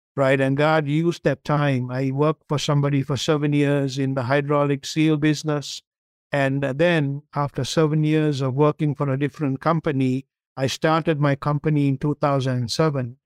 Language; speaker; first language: English; non-native, local second language; Tamil